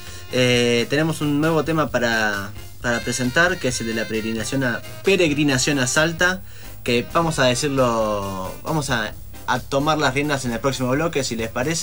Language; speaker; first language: Spanish; native; Spanish